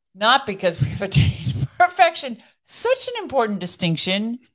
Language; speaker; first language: English; early bilingual, other home language; Persian